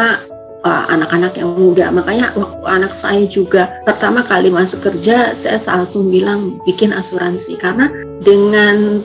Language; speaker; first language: Indonesian; native; Indonesian